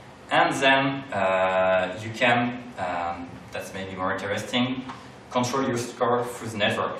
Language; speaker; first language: English; non-native, fluent; French